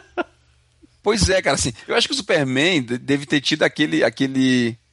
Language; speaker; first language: Portuguese; native; Portuguese